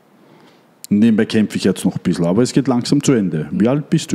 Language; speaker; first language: German; native; German